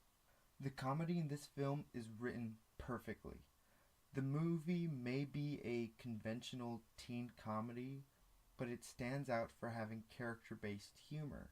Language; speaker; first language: English; native; English